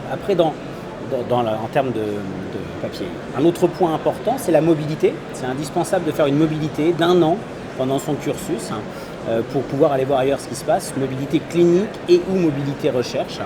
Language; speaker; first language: French; native; French